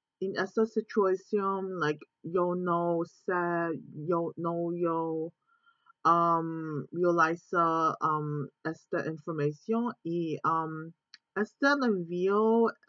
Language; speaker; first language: Spanish; non-native, learner; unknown